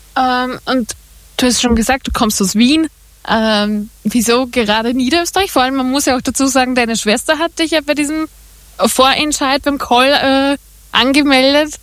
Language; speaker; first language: German; native; German